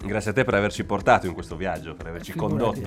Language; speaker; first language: Italian; native; Italian